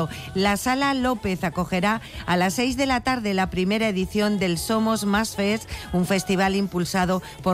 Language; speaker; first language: Spanish; native; Spanish